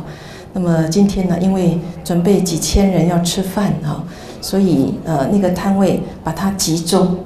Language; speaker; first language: Chinese; native; Chinese